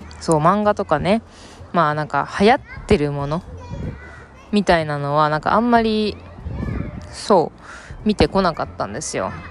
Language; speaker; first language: Japanese; native; Japanese